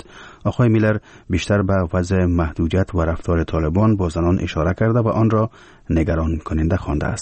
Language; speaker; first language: Persian; native; Persian